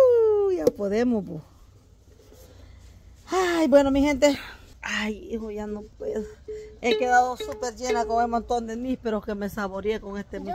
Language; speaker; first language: Spanish; native; Spanish